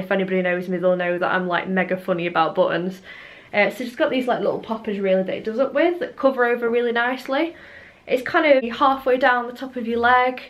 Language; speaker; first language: English; native; English